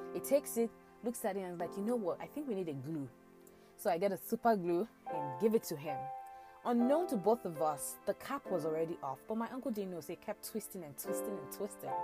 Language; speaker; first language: English; non-native, local second language; Yoruba